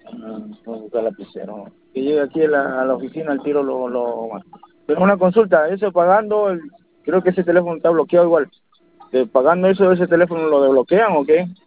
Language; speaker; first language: Spanish; native; Spanish